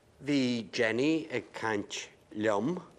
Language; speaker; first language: Irish; non-native, learner; English